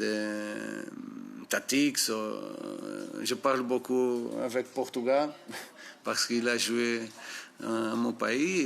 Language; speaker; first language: French; non-native, fluent; Portuguese